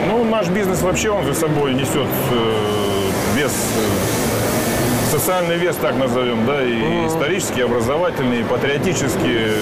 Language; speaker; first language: Russian; native; Russian